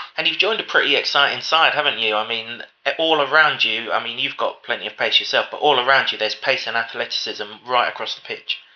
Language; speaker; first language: English; native; English